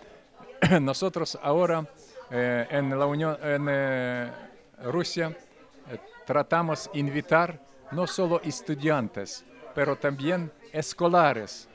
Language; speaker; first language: Spanish; non-native, fluent; Russian